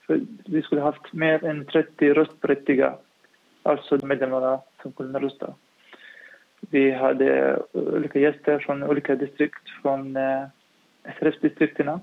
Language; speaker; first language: Swedish; non-native, fluent; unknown